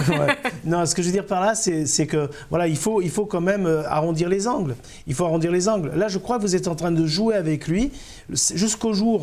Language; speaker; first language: French; native; French